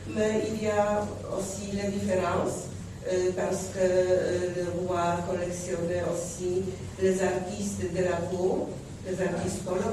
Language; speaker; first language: French; non-native, fluent; Polish